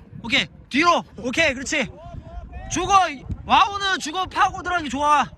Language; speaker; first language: Korean; native; Korean